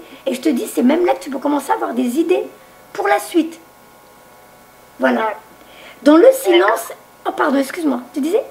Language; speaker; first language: French; native; French